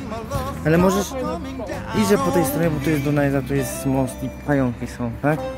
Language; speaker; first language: Polish; native; Polish